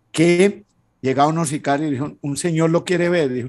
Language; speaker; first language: Spanish; native; Spanish